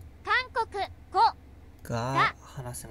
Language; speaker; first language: Japanese; non-native, learner; English